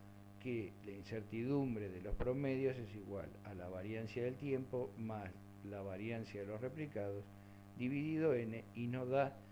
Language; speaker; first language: Spanish; native; Spanish